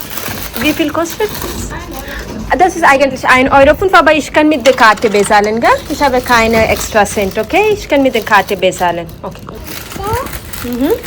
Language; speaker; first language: German; non-native, learner; Telugu